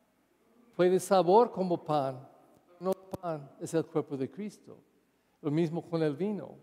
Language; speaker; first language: Spanish; non-native, fluent; English